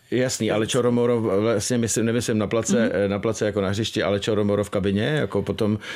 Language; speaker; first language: Czech; native; Czech